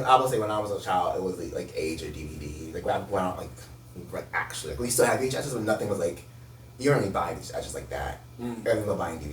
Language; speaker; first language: English; native; English